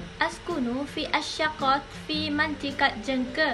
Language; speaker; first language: Arabic; non-native, learner; Malay